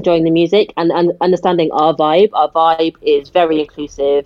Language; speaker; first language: English; native; English